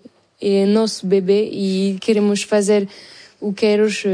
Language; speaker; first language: Portuguese; non-native, learner; French